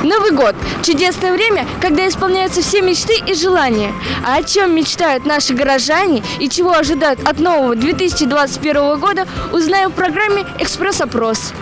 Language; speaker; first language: Russian; native; Russian